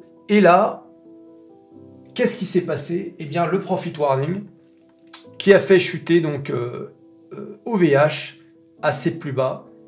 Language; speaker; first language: French; native; French